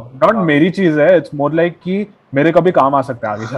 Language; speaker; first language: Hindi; native; Hindi